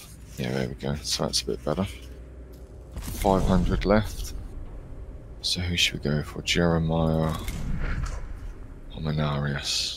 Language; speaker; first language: English; native; English